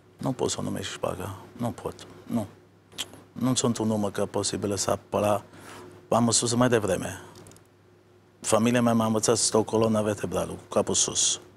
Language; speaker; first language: Romanian; non-native, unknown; Italian